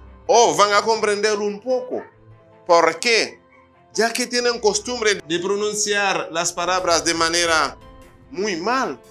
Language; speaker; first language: Spanish; non-native, fluent; Haitian Creole